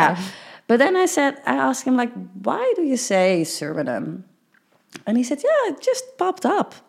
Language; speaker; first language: English; early bilingual, heritage; Dutch